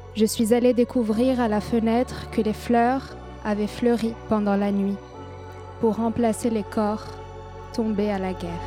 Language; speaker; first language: French; non-native, fluent; Arabic